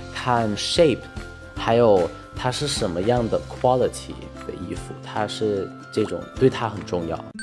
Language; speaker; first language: Chinese; non-native, fluent; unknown